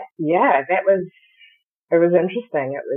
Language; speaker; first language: English; early bilingual, other home language; Shona